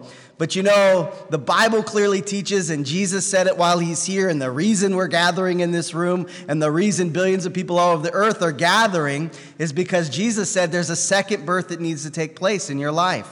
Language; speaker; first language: English; native; English